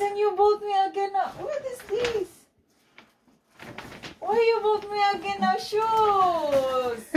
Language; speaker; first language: English; non-native, learner; Filipino